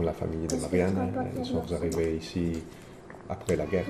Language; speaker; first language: French; non-native, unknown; Italian